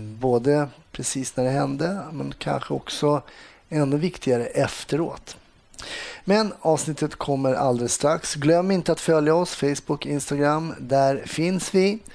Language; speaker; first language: Swedish; native; Swedish